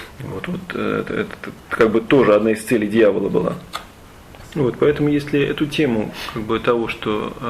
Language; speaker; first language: Russian; native; Russian